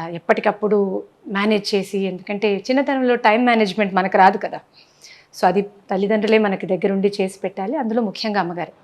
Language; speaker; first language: Telugu; non-native, local second language; Tamil